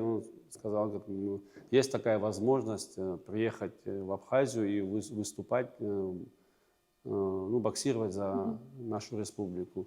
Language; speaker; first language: Russian; native; Russian